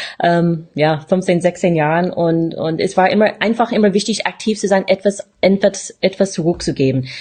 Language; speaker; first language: German; non-native, fluent; English